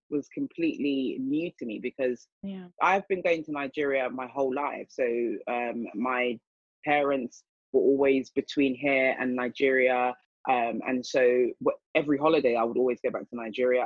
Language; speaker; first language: English; native; English